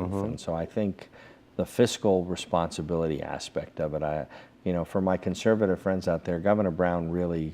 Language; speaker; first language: English; native; English